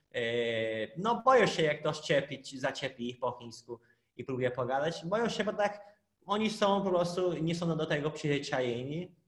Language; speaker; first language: Polish; non-native, fluent; Portuguese